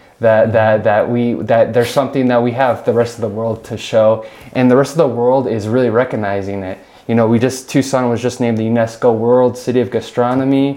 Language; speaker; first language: English; native; English